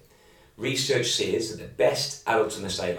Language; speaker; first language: English; native; English